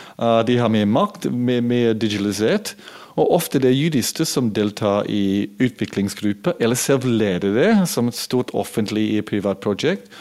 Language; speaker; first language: Norwegian; non-native, fluent; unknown